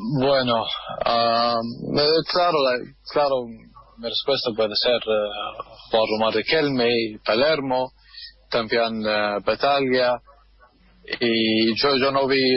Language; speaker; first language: Spanish; non-native, learner; Arabic